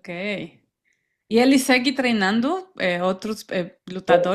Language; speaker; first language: Portuguese; non-native, fluent; Spanish